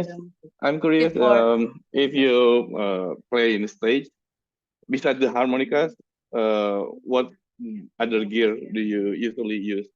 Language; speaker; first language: English; non-native, learner; Indonesian